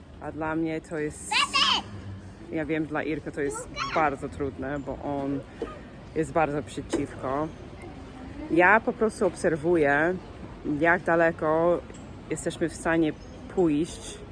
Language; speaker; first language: Polish; non-native, fluent; English